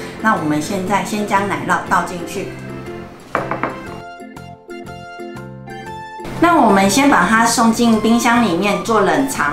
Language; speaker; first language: Chinese; native; Chinese